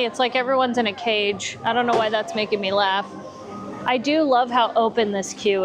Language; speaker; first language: English; native; English